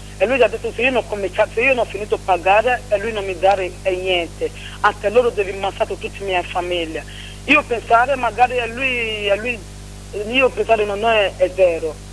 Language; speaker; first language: Italian; non-native, learner; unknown